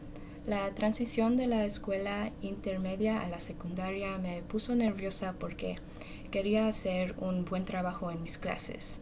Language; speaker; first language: Spanish; early bilingual, heritage; Spanish